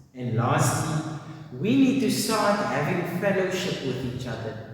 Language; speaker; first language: English; non-native, local second language; Afrikaans